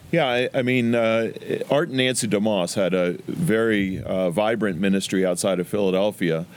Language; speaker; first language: English; native; English